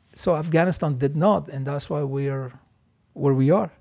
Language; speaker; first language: English; non-native, fluent; Persian